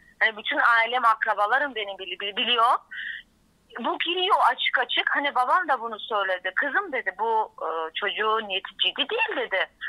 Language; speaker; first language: Turkish; non-native, fluent; Persian